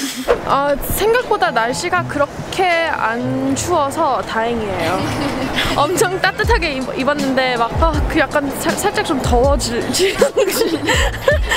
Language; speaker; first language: Korean; early bilingual, heritage; English